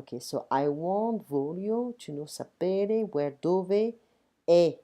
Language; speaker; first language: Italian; non-native, fluent; French